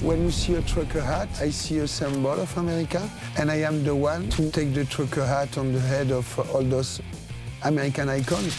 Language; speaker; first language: English; non-native, fluent; French